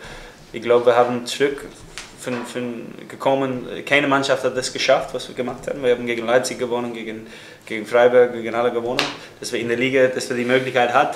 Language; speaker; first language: German; non-native, fluent; English